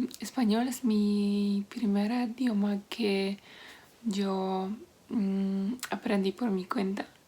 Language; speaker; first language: Spanish; non-native, learner; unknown